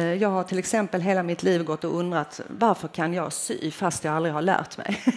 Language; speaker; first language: Swedish; early bilingual, other home language; Finnish